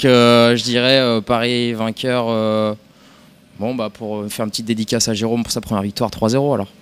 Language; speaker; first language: French; native; French